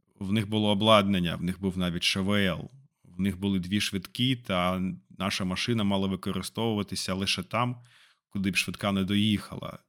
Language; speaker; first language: Ukrainian; non-native, local second language; Russian